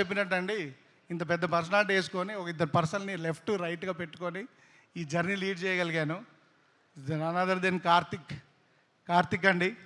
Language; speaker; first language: Telugu; native; Telugu